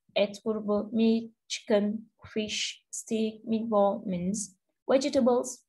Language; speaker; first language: English; non-native, fluent; Turkish